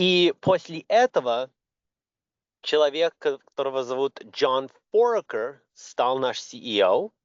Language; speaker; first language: Russian; early bilingual, other home language; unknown